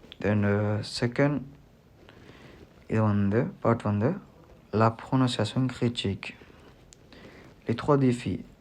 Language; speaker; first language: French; non-native, learner; Tamil